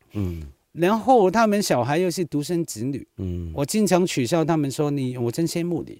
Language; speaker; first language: Chinese; non-native, local second language; Cantonese